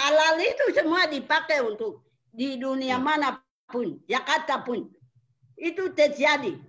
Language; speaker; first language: Indonesian; non-native, local second language; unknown